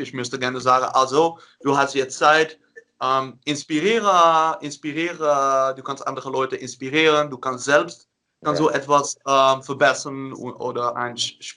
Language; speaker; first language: German; non-native, learner; Dutch